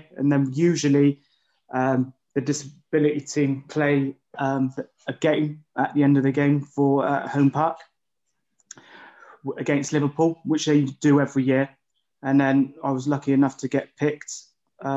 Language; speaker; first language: English; native; English